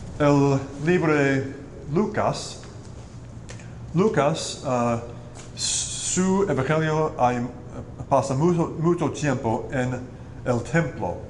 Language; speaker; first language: Spanish; non-native, learner; English